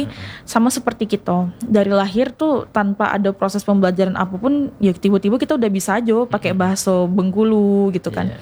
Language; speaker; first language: Indonesian; non-native, local second language; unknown